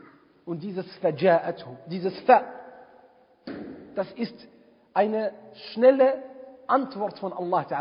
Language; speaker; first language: German; non-native, fluent; Arabic